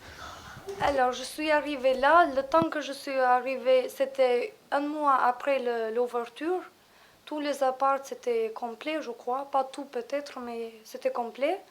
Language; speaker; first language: French; non-native, fluent; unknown